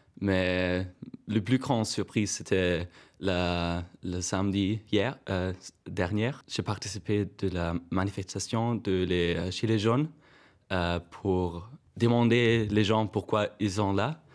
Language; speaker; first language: French; non-native, fluent; German